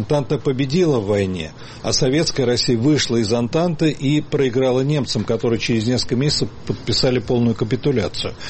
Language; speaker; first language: Russian; native; Russian